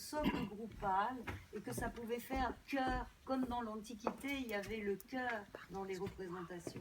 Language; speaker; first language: French; native; French